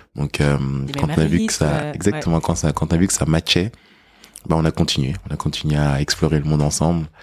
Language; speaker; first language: French; early bilingual, other home language; English